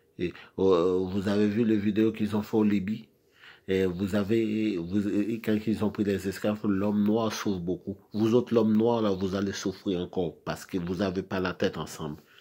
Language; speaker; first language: French; non-native, local second language; Haitian Creole